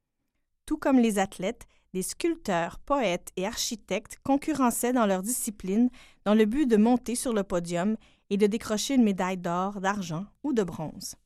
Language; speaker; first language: French; native; French